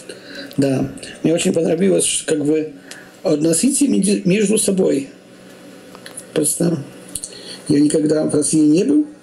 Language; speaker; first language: Russian; non-native, learner; Polish